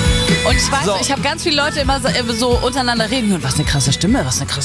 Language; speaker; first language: German; native; German